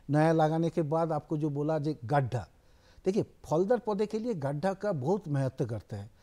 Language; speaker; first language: Hindi; non-native, local second language; Bangla